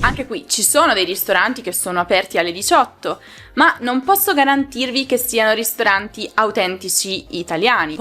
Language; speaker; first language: Italian; native; Italian